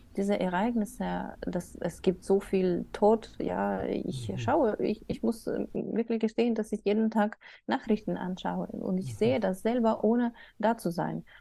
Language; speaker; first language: German; non-native, learner; Russian